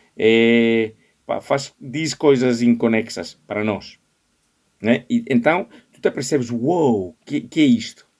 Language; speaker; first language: Portuguese; non-native, fluent; Spanish